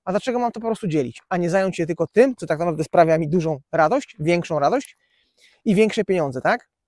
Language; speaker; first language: Polish; native; Polish